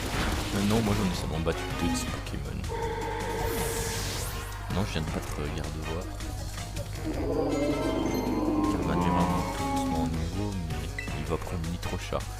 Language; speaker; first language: French; native; French